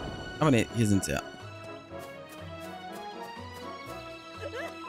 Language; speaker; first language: German; native; German